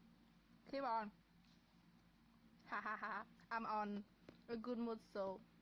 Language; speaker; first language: English; non-native, learner; Vietnamese